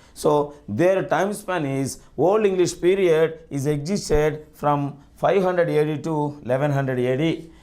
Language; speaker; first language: English; non-native, local second language; Telugu